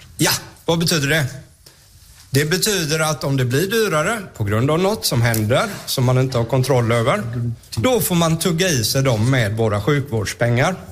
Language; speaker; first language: Swedish; native; Swedish